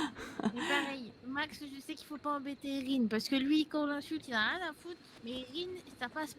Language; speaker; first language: French; native; French